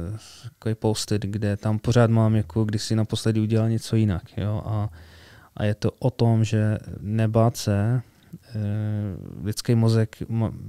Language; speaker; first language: Czech; early bilingual, other home language; Arabic